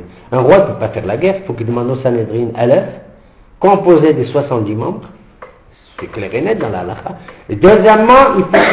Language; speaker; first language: French; native; French